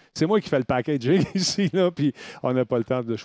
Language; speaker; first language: French; native; French